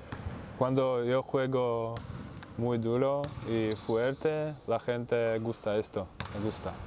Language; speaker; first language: Spanish; non-native, learner; Czech